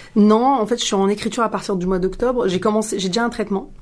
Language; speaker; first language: French; native; French